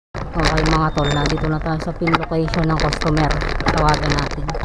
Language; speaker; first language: Filipino; native; Filipino